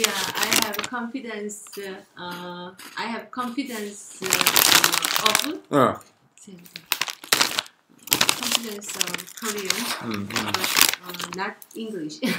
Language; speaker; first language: English; non-native, learner; Korean